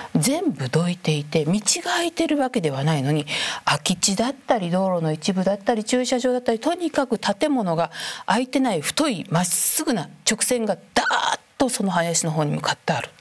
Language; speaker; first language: Japanese; native; Japanese